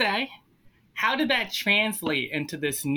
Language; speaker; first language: English; native; English